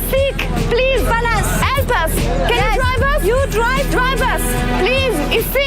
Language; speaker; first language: English; non-native, learner; French